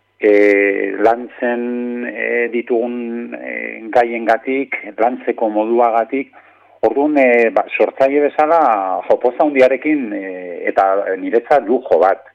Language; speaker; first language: Basque; non-native, local second language; Spanish